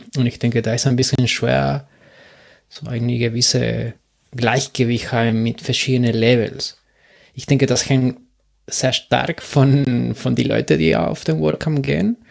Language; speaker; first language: German; non-native, learner; Spanish